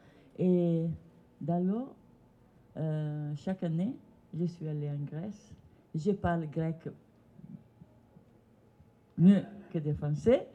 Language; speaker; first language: French; non-native, learner; Italian